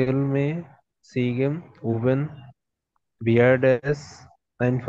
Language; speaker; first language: German; non-native, learner; Bangla